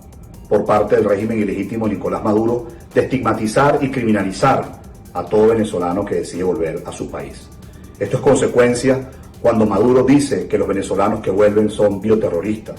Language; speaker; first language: Spanish; native; Spanish